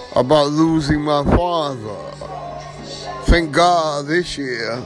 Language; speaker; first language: English; early bilingual, other home language; Spanish